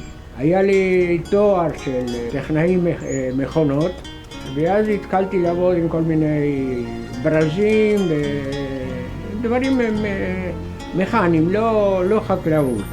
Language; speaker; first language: Hebrew; non-native, fluent; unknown